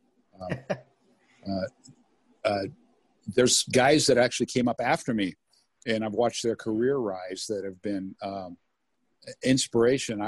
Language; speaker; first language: English; native; English